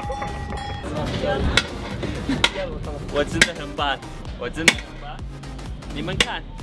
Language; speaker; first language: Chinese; non-native, learner; Turkish